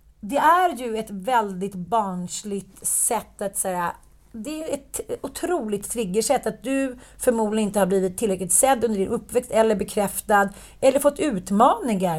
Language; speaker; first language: Swedish; native; Swedish